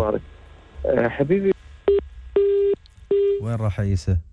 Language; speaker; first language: Arabic; native; Arabic